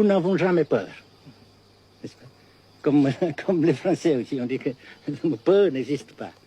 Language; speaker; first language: French; non-native, fluent; Vietnamese